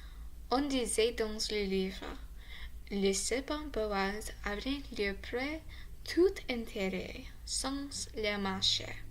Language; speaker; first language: French; non-native, learner; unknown